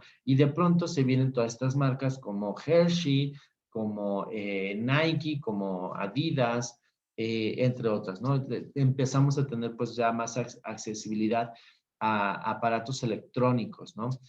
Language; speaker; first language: Spanish; native; Spanish